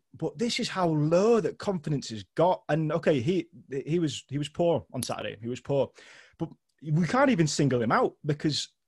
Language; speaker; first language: English; native; English